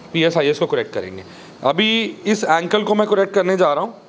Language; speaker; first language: Hindi; native; Hindi